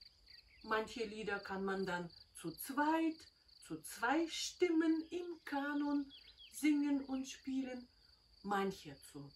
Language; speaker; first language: German; non-native, fluent; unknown